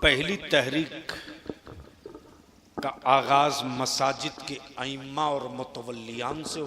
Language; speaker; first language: Urdu; native; Urdu